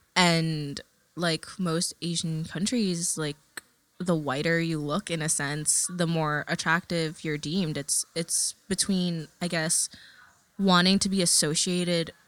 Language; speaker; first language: English; early bilingual, other home language; Filipino